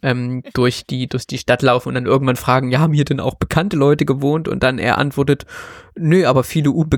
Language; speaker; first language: German; native; German